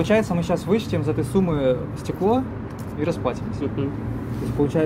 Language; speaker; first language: Russian; native; Russian